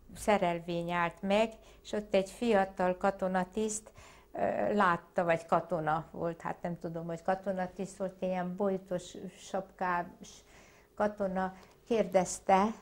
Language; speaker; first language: Hungarian; native; Hungarian